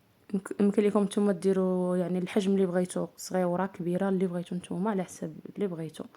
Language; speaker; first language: Arabic; native; Arabic